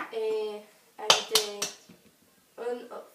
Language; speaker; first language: French; non-native, learner; English